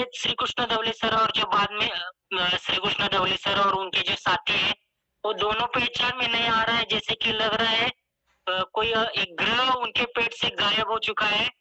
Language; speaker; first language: Hindi; non-native, local second language; Marathi